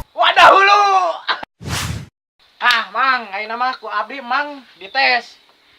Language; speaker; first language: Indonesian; non-native, local second language; Sundanese